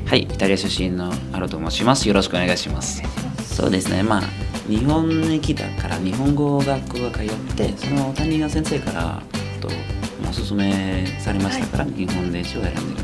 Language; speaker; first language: Japanese; non-native, fluent; Italian